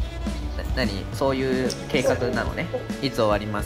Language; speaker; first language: Japanese; native; Japanese